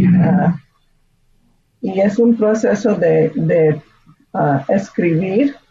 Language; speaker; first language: Spanish; non-native, fluent; English